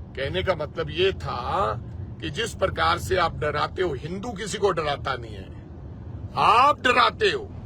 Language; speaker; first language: Hindi; non-native, local second language; Punjabi